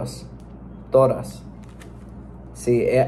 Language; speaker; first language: Spanish; non-native, learner; English